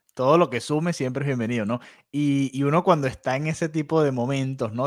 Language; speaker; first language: Spanish; native; Spanish